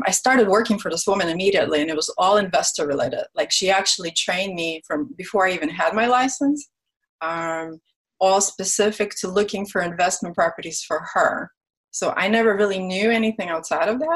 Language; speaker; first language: English; early bilingual, other home language; Ukrainian